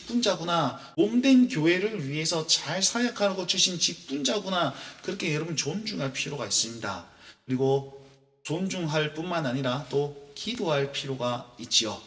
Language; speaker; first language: Korean; native; Korean